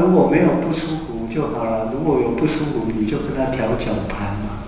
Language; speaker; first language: Chinese; native; Chinese